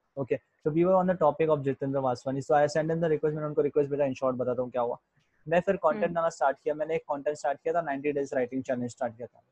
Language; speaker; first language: Hindi; native; Hindi